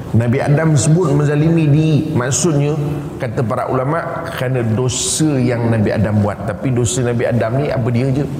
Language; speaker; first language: Malay; native; Malay